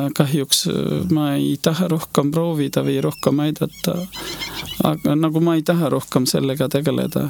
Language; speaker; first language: Estonian; non-native, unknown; Hindi